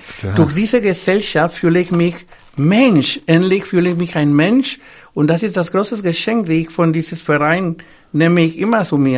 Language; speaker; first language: German; non-native, fluent; Spanish